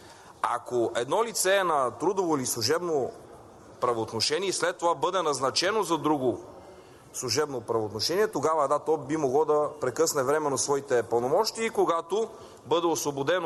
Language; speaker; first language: Bulgarian; native; Bulgarian